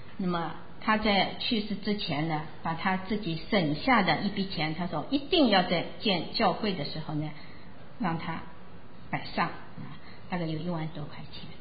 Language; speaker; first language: Chinese; native; Chinese